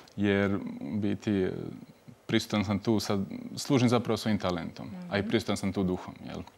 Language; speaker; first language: Croatian; native; Croatian